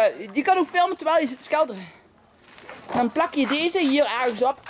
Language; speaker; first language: Dutch; native; Dutch